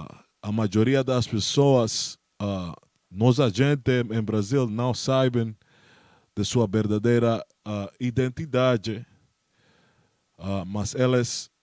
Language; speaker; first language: Portuguese; non-native, learner; Spanish